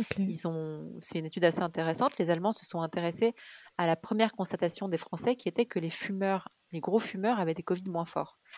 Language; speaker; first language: French; early bilingual, other home language; Arabic